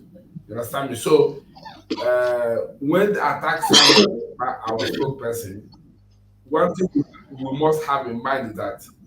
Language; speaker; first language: English; non-native, local second language; Igbo